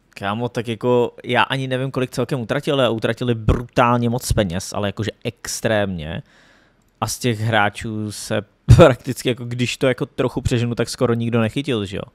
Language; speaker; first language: Czech; native; Czech